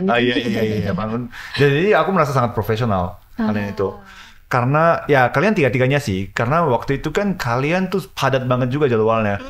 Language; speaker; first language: Indonesian; non-native, fluent; Japanese